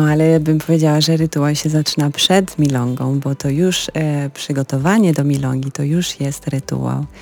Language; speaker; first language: Polish; non-native, fluent; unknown